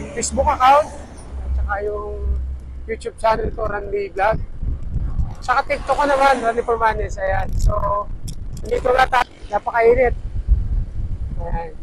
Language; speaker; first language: Filipino; native; Filipino